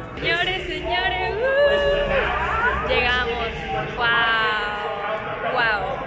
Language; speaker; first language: Spanish; native; Spanish